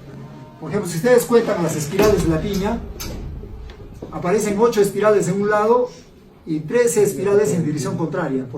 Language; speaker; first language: Spanish; native; Spanish